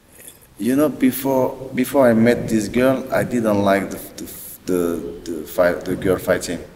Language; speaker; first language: English; non-native, learner; French